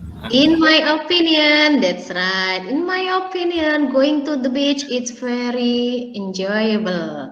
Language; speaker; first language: English; non-native, learner; Indonesian